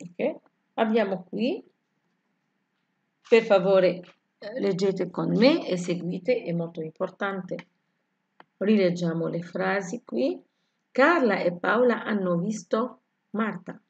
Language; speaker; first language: Italian; non-native, fluent; Arabic